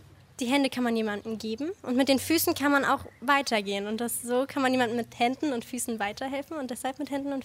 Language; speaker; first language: German; native; German